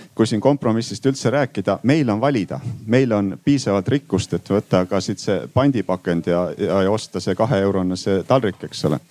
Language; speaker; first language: Estonian; native; Estonian